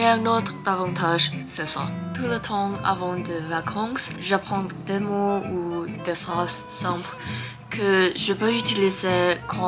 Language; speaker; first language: French; non-native, learner; Thai